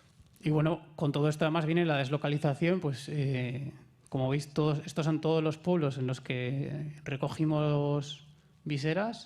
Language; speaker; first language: Spanish; native; Spanish